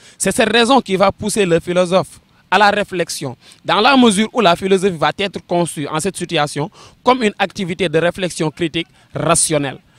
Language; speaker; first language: French; non-native, local second language; Wolof